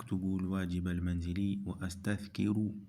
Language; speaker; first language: Arabic; non-native, fluent; French